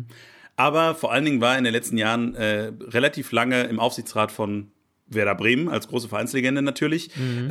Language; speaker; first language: German; native; German